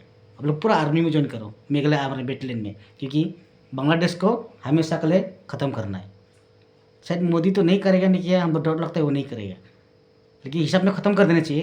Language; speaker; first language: Hindi; non-native, local second language; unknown